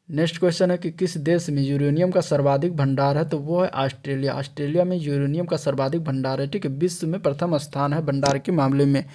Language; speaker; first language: Hindi; native; Hindi